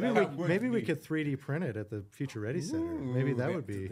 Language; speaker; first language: English; native; English